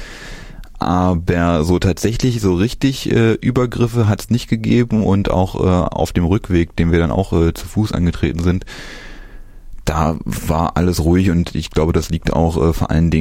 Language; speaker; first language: German; native; German